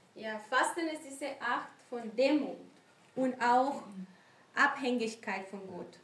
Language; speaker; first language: German; non-native, learner; Spanish